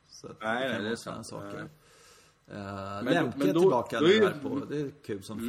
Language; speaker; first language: Swedish; native; Swedish